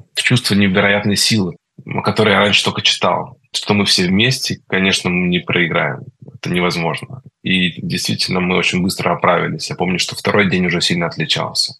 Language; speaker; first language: Russian; early bilingual, heritage; Russian